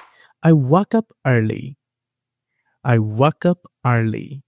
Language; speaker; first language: English; non-native, fluent; Bangla